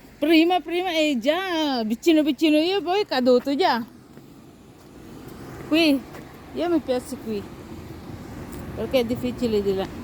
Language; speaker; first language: Italian; non-native, learner; Filipino